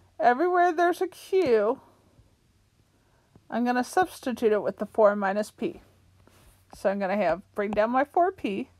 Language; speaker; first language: English; native; English